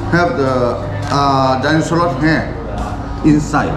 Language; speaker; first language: English; non-native, learner; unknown